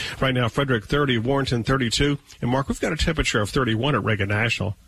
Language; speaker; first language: English; native; English